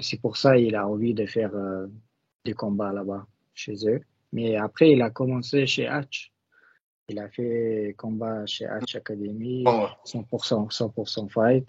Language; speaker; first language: French; non-native, learner; Russian